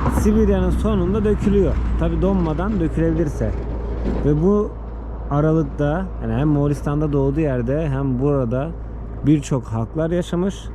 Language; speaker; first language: Turkish; native; Turkish